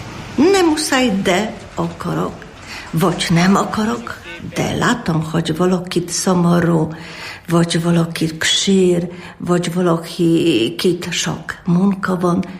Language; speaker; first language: Hungarian; non-native, learner; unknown